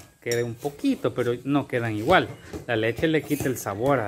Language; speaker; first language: Spanish; native; Spanish